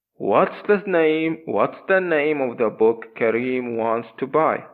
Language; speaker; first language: English; non-native, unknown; Arabic